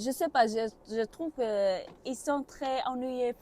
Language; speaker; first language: French; non-native, learner; Vietnamese